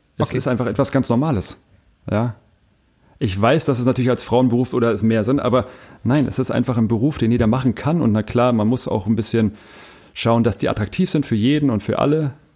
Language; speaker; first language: German; native; German